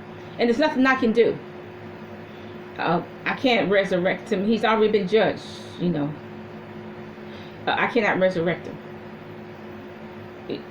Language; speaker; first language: English; native; English